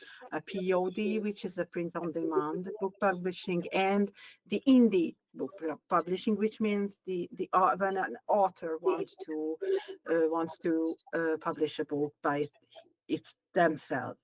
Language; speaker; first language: English; non-native, learner; Hungarian